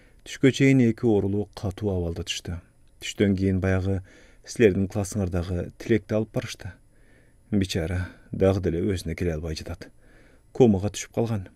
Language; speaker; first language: Kyrgyz; native; Kyrgyz